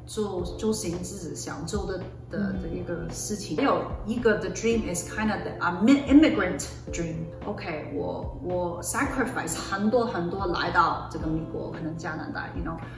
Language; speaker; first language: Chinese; early bilingual, other home language; Cantonese